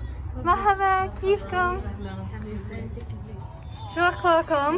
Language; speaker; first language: Arabic; non-native, learner; English